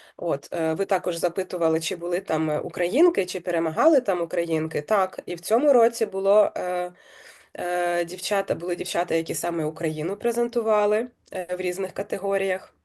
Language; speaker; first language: Ukrainian; native; Ukrainian